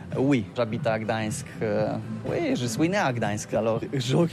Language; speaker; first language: French; non-native, learner; Polish